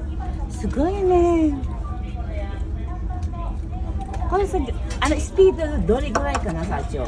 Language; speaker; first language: Japanese; non-native, fluent; Filipino